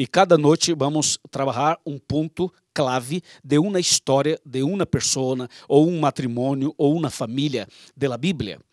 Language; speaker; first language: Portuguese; non-native, learner; Spanish